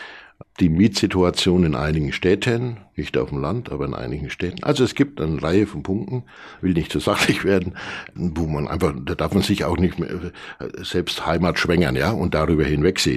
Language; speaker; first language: German; native; German